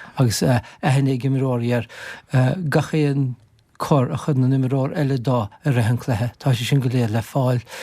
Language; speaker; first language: Irish; native; Irish